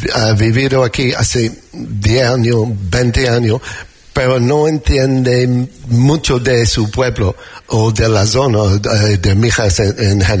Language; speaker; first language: Spanish; non-native, learner; English